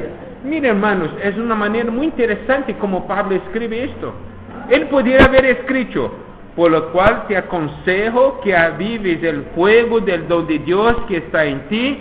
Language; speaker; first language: Spanish; non-native, fluent; Portuguese